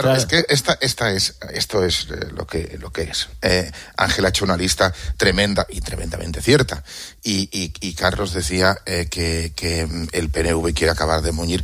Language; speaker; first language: Spanish; native; Spanish